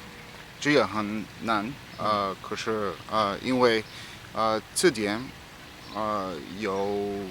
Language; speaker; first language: Chinese; non-native, learner; English